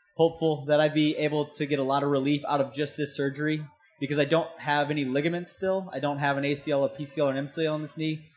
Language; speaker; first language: English; native; English